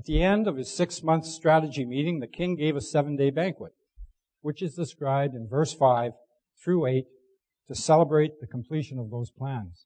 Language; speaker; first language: English; native; English